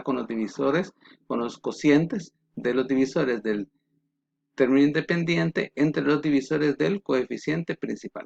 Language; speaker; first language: Spanish; native; Spanish